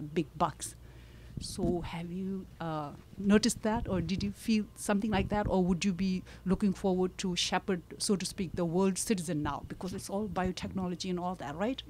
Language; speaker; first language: English; non-native, fluent; Tibetan